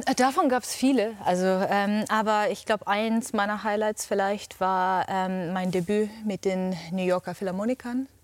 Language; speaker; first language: German; native; German